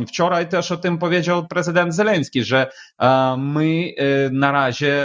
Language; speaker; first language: Polish; non-native, fluent; Ukrainian